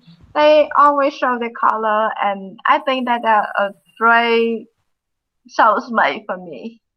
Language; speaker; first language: English; non-native, fluent; Vietnamese